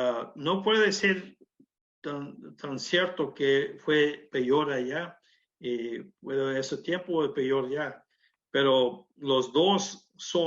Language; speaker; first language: Spanish; non-native, learner; English